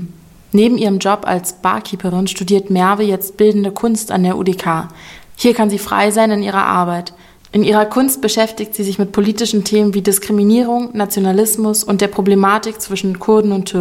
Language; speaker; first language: German; native; German